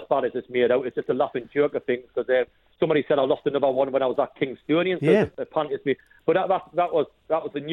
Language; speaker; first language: English; native; English